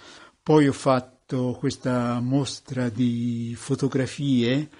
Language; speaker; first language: Italian; native; Italian